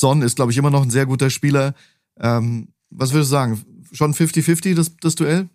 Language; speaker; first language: German; native; German